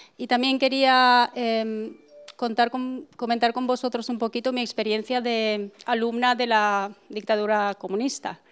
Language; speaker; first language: Spanish; non-native, fluent; Romanian